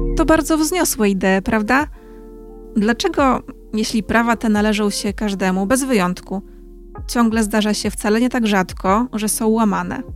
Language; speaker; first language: Polish; native; Polish